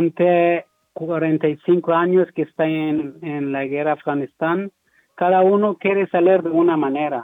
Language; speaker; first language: Spanish; non-native, learner; Persian